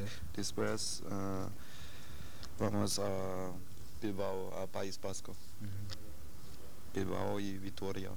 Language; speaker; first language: Spanish; non-native, learner; German